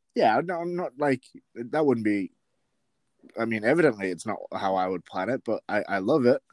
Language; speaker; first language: English; native; English